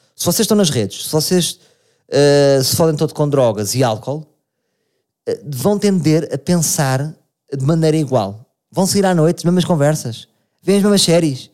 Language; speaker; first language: Portuguese; native; Portuguese